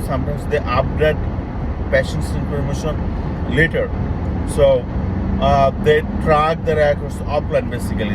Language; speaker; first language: English; non-native, local second language; Bangla